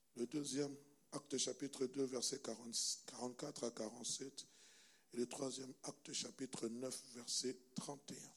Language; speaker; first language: French; non-native, local second language; Luba-Lulua